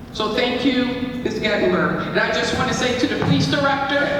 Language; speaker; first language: English; native; English